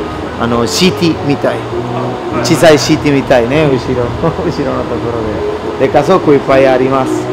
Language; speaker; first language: Japanese; non-native, learner; Spanish